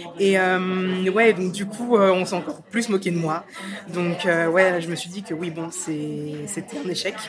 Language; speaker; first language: French; native; French